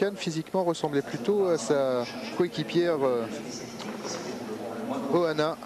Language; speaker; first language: French; native; French